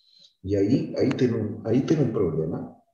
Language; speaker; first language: Spanish; native; Spanish